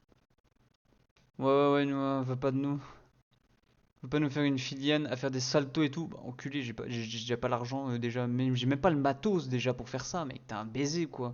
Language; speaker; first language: French; native; French